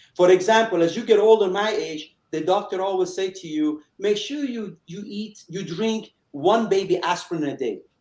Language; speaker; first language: English; early bilingual, other home language; Persian